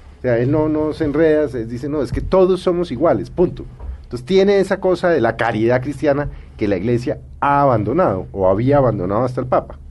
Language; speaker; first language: Spanish; native; Spanish